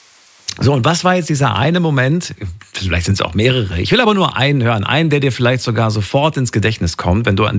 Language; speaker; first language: German; native; German